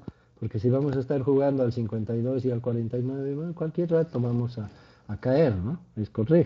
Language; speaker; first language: Spanish; native; Spanish